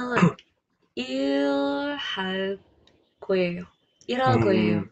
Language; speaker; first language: Korean; non-native, learner; English